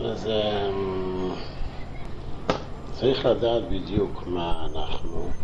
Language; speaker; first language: Hebrew; non-native, local second language; Yiddish